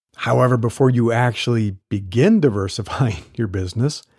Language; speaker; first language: English; native; English